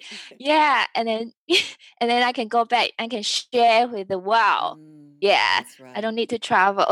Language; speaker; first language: English; early bilingual, other home language; Chinese